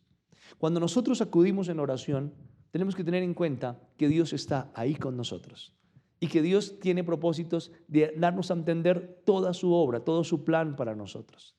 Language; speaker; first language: Spanish; native; Spanish